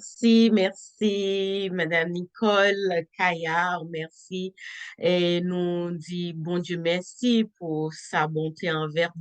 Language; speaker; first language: French; non-native, local second language; Haitian Creole